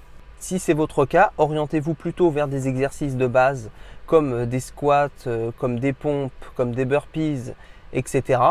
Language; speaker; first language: French; native; French